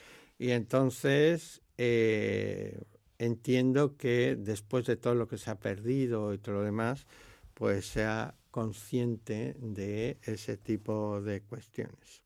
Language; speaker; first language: Spanish; native; Spanish